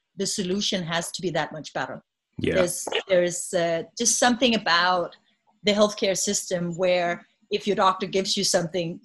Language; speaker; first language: English; non-native, fluent; Danish